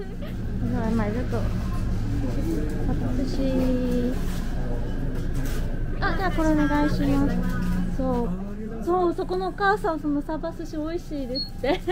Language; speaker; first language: Japanese; non-native, fluent; Chinese